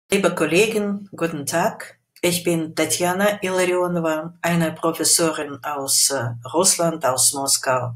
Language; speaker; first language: German; non-native, fluent; Russian